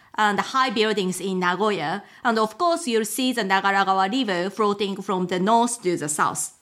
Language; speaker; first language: English; non-native, fluent; Japanese